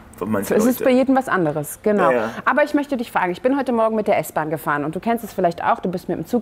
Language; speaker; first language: German; native; German